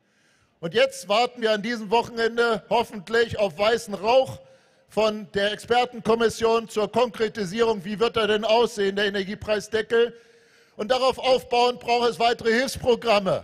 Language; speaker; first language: German; native; German